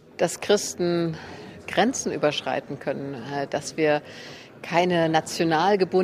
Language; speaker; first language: German; native; German